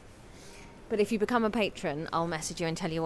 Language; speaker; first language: English; native; English